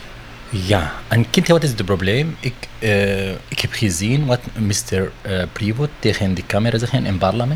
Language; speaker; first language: Dutch; non-native, learner; Arabic